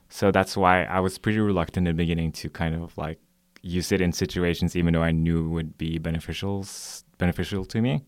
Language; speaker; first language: English; non-native, fluent; Norwegian